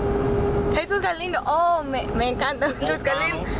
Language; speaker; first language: Spanish; non-native, learner; English